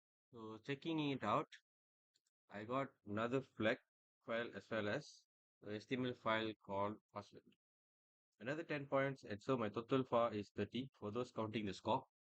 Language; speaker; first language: English; non-native, local second language; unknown